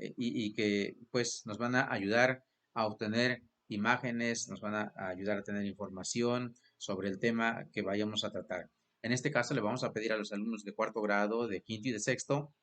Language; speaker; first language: Spanish; native; Spanish